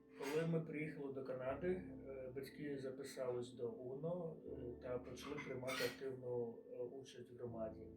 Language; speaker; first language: Ukrainian; early bilingual, heritage; Ukrainian